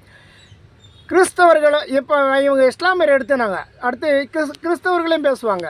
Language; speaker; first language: Tamil; native; Tamil